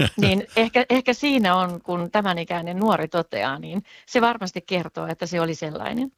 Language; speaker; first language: Finnish; native; Finnish